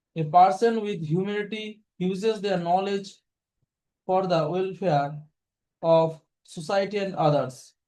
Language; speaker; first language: English; non-native, local second language; Bangla